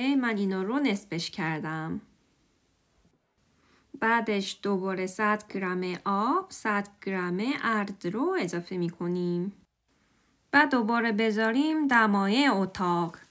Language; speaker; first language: Persian; non-native, learner; Korean